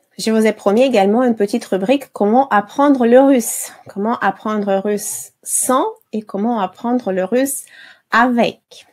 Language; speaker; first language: French; non-native, fluent; Russian